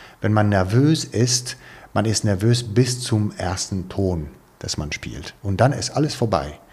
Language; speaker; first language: German; non-native, fluent; Italian